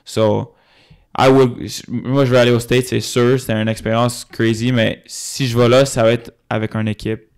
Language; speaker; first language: French; native; French